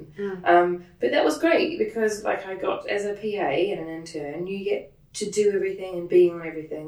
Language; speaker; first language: English; native; English